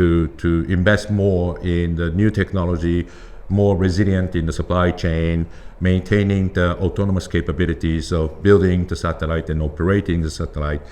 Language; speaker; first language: English; non-native, fluent; Japanese